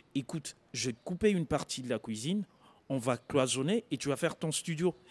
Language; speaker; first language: French; non-native, local second language; Lingala